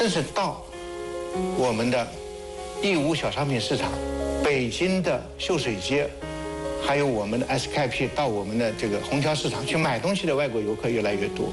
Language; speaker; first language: Chinese; native; Chinese